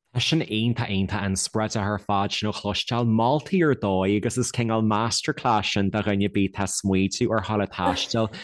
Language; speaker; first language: Irish; native; Irish